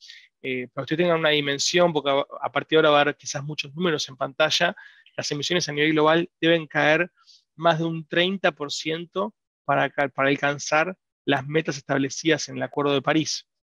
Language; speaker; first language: Spanish; native; Spanish